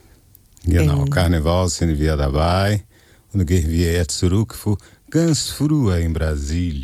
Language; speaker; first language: German; non-native, fluent; Portuguese